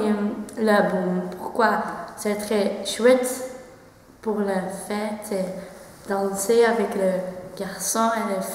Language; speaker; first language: French; non-native, local second language; Dutch